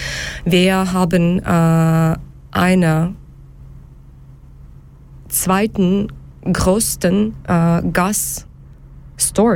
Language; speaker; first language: German; non-native, learner; Ukrainian